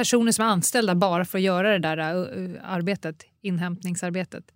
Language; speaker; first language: Swedish; native; Swedish